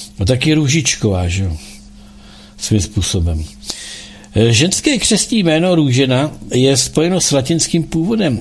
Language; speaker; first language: Czech; native; Czech